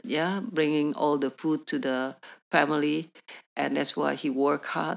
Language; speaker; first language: English; non-native, learner; Indonesian